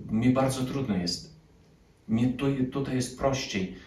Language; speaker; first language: Polish; early bilingual, other home language; Ukrainian